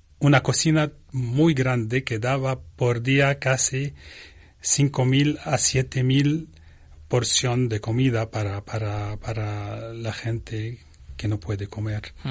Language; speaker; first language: Spanish; non-native, learner; Arabic